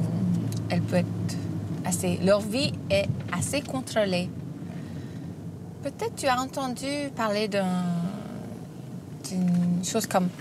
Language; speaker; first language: French; non-native, fluent; English